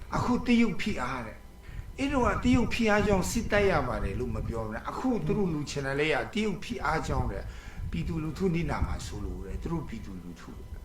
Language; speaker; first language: Burmese; native; Burmese